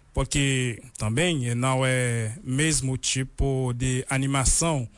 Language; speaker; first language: Portuguese; non-native, learner; Haitian Creole